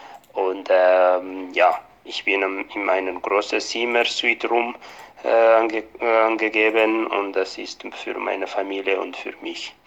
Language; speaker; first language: German; non-native, fluent; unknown